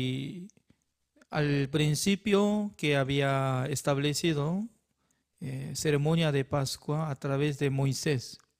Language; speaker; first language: Spanish; non-native, fluent; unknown